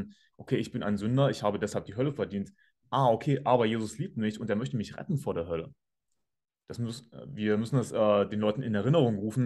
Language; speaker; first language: German; native; German